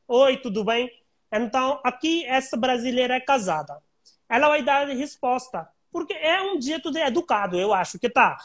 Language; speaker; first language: Portuguese; non-native, learner; Hindi